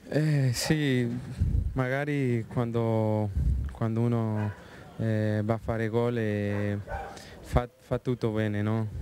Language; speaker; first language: Italian; non-native, fluent; Spanish